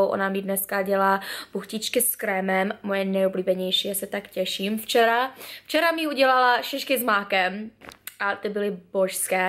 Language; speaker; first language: Czech; early bilingual, heritage; Czech